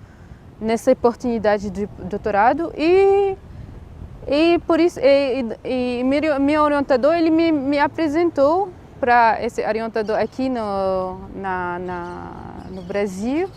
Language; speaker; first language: Portuguese; non-native, fluent; Arabic